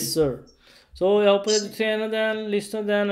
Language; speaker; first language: Swedish; non-native, learner; Urdu